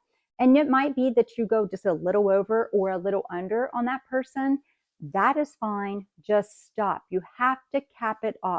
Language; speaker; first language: English; native; English